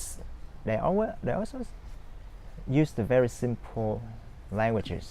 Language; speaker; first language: English; non-native, fluent; Vietnamese